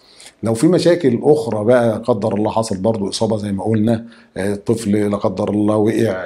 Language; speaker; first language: Arabic; native; Arabic